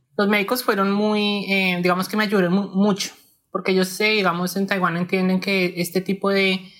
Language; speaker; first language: Spanish; native; Spanish